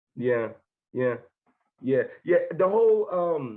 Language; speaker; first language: English; native; English